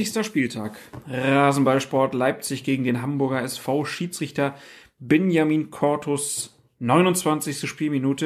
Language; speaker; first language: German; native; German